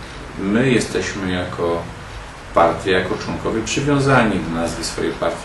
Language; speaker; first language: Polish; native; Polish